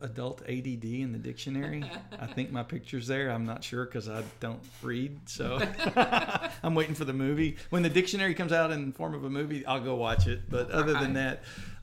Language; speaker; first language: English; native; English